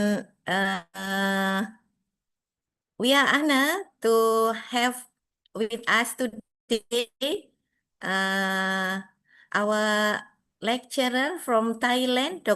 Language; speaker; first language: English; non-native, fluent; Indonesian